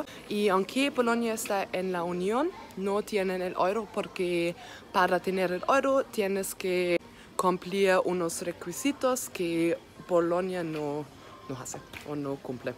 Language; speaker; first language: Spanish; non-native, learner; German